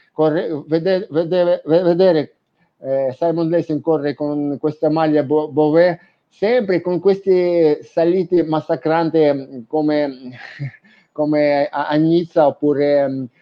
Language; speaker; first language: Italian; non-native, fluent; Ukrainian